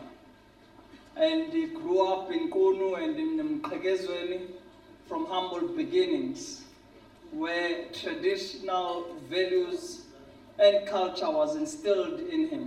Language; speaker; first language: English; non-native, local second language; Xhosa